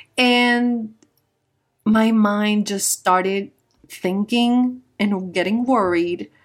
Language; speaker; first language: English; non-native, fluent; Spanish